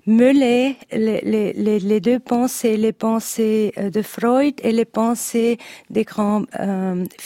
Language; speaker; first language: French; non-native, learner; Italian